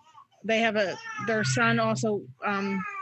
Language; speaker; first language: English; native; English